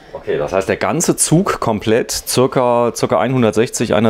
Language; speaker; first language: German; native; German